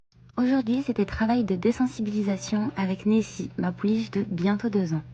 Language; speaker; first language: French; native; French